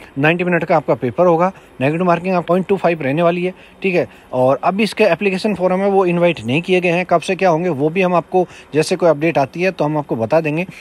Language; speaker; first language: Hindi; native; Hindi